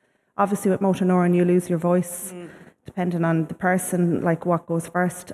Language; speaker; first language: English; native; English